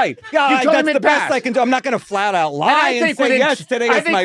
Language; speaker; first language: English; native; English